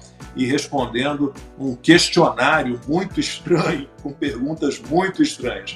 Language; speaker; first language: Portuguese; native; Portuguese